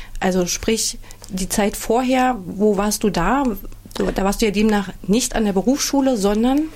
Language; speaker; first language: German; native; German